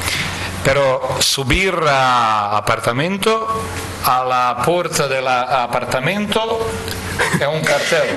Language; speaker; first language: Spanish; non-native, fluent; Croatian